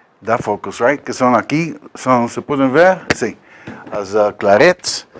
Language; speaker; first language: Portuguese; non-native, learner; Spanish